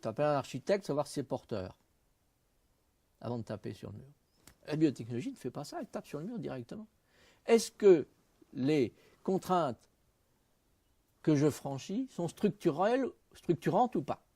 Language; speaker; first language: French; native; French